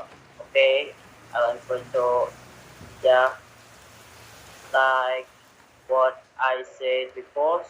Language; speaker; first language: English; non-native, learner; Indonesian